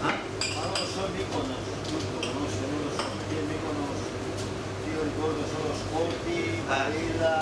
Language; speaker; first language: Italian; non-native, learner; Greek